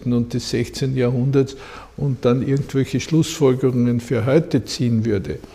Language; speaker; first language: German; native; German